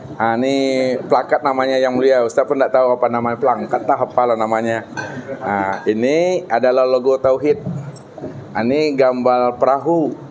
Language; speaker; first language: Malay; non-native, local second language; Minangkabau